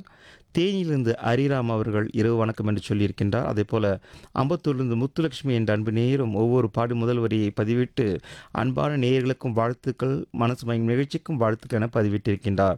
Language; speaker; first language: Tamil; native; Tamil